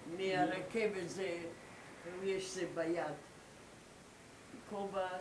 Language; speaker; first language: Hebrew; non-native, learner; German